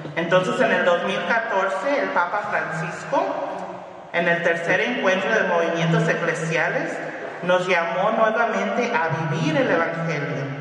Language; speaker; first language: Spanish; early bilingual, other home language; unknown